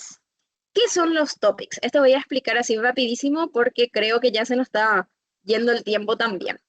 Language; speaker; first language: Spanish; native; Spanish